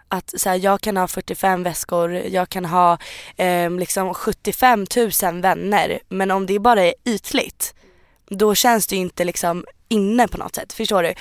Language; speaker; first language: Swedish; native; Swedish